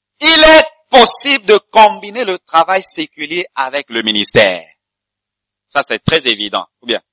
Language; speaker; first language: French; non-native, fluent; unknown